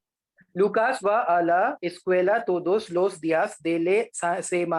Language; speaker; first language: Spanish; non-native, learner; Hindi